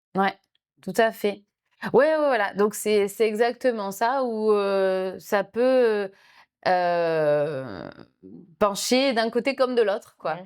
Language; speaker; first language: French; native; French